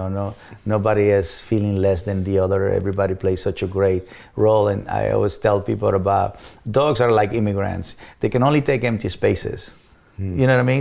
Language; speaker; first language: English; non-native, fluent; Spanish